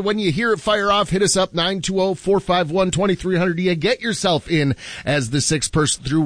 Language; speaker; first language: English; native; English